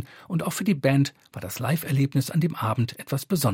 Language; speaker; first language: German; native; German